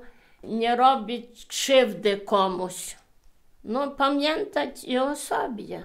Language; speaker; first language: Polish; early bilingual, heritage; Polish